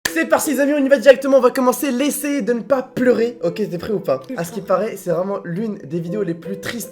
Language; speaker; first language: French; native; French